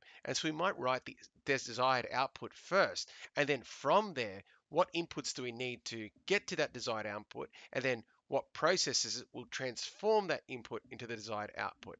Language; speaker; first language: English; native; English